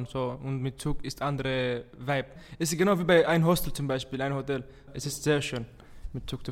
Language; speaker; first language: German; non-native, fluent; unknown